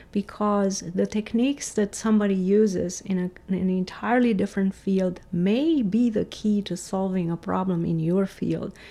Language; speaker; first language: English; non-native, fluent; Romanian